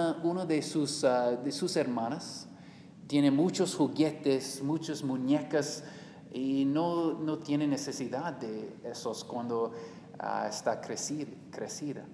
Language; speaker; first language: Spanish; non-native, learner; English